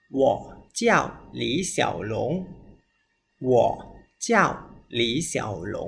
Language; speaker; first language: Chinese; non-native, fluent; Thai